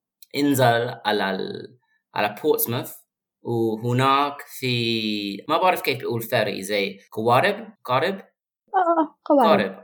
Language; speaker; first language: Arabic; non-native, fluent; English